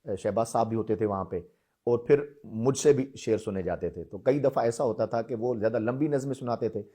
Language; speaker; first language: Urdu; non-native, local second language; Sindhi